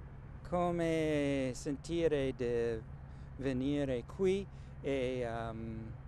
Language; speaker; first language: Italian; non-native, learner; English